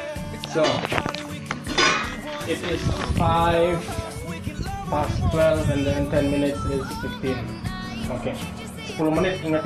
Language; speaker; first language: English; non-native, fluent; Indonesian